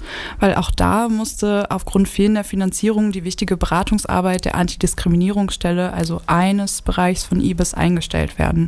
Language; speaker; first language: German; native; German